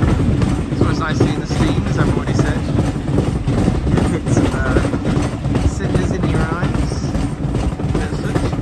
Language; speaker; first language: English; native; English